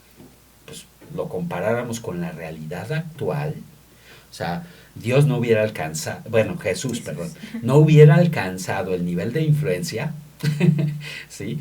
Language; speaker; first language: Spanish; native; Spanish